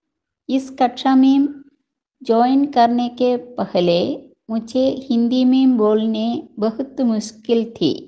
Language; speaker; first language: Hindi; non-native, learner; Malayalam